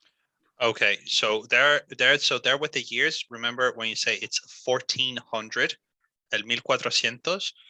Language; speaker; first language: English; non-native, fluent; Spanish